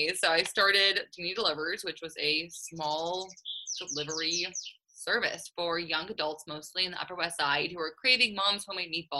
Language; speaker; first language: English; native; English